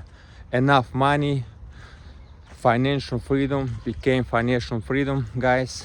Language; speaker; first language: English; non-native, learner; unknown